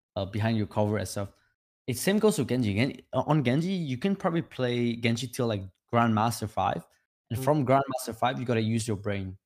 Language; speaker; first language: English; non-native, fluent; Vietnamese